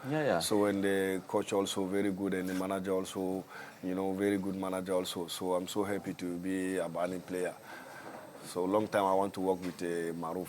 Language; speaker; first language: English; non-native, learner; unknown